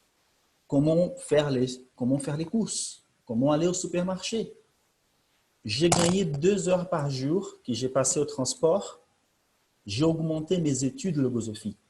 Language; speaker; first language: French; non-native, fluent; Portuguese